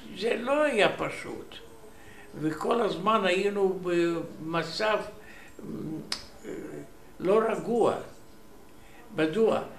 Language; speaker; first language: Hebrew; non-native, learner; Romanian